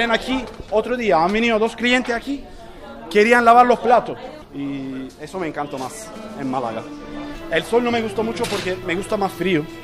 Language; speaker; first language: Spanish; non-native, fluent; Turkish